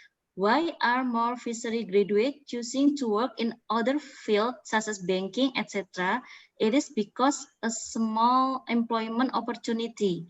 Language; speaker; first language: English; non-native, learner; Indonesian